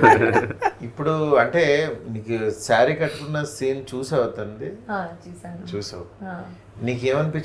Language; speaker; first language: Telugu; native; Telugu